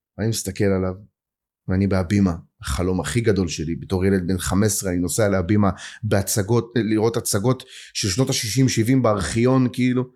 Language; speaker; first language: Hebrew; native; Hebrew